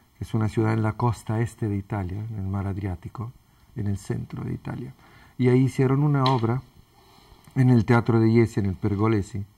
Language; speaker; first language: Spanish; early bilingual, other home language; Italian